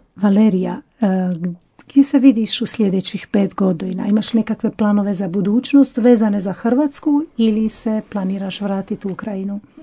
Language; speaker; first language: Croatian; native; Croatian